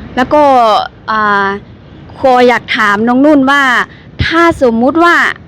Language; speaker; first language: Thai; native; Thai